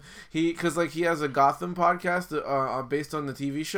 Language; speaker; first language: English; native; English